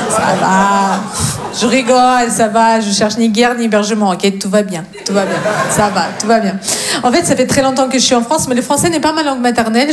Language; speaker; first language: French; non-native, fluent; Russian